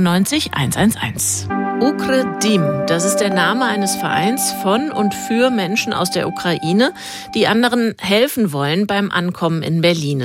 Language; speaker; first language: German; native; German